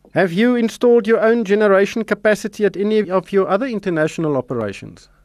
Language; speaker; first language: English; non-native, local second language; Afrikaans